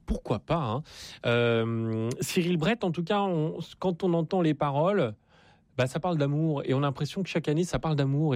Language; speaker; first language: French; native; French